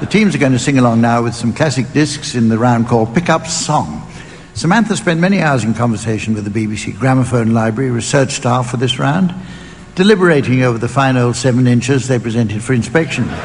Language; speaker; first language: English; native; English